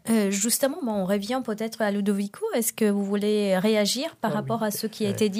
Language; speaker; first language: French; non-native, fluent; Italian